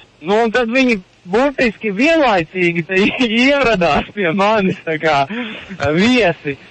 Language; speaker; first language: Latvian; native; Latvian